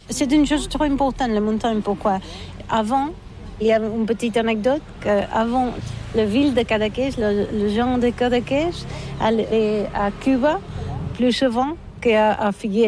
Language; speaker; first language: French; non-native, learner; Catalan